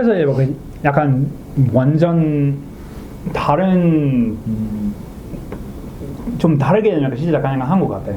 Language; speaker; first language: Korean; non-native, learner; English